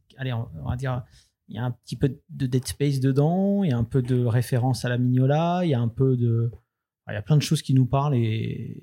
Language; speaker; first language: French; native; French